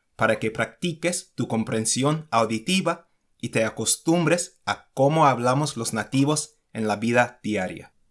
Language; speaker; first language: Spanish; non-native, fluent; English